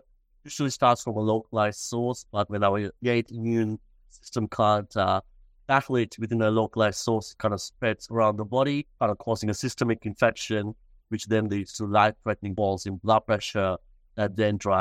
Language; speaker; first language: English; non-native, local second language; Sinhala